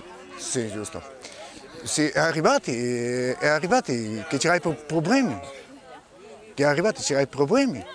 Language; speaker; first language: Italian; non-native, learner; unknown